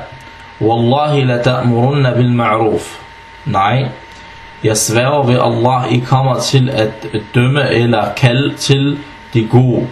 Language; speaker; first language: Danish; early bilingual, other home language; Arabic